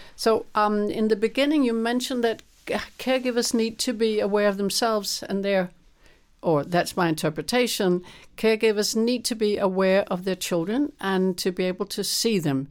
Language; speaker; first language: English; non-native, fluent; Danish